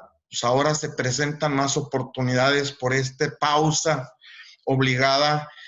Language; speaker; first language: Spanish; native; Spanish